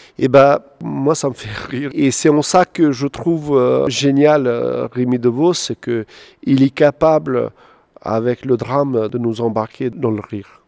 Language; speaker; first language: French; non-native, fluent; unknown